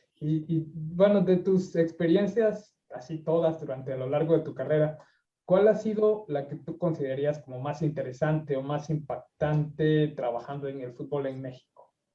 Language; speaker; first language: Spanish; native; Spanish